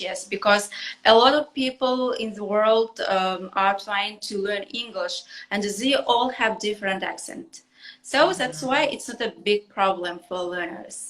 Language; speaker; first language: English; non-native, fluent; Kazakh